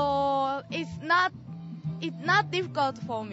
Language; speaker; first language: English; non-native, learner; Japanese